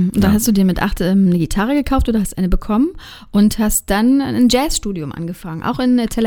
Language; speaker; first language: German; native; German